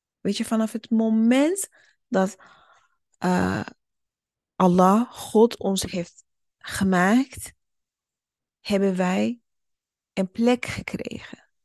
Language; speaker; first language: Dutch; early bilingual, other home language; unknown